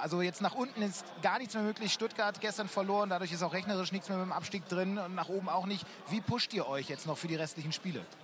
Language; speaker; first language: German; native; German